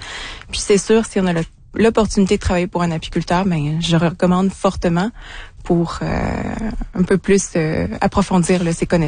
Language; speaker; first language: French; native; French